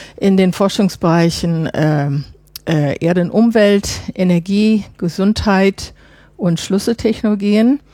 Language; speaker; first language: German; non-native, fluent; English